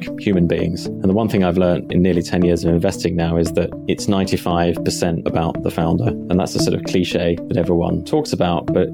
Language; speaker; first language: English; native; English